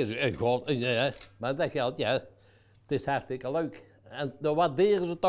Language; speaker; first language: Dutch; native; Dutch